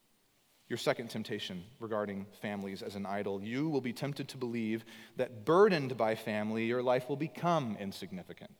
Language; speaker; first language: English; native; English